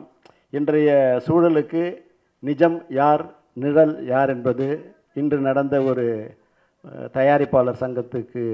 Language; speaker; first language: Tamil; native; Tamil